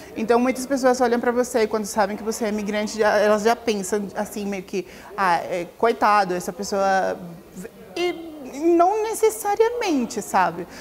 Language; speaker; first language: Portuguese; non-native, fluent; Spanish